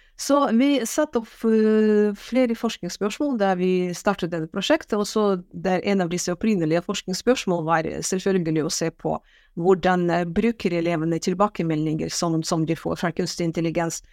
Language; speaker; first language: Norwegian; non-native, fluent; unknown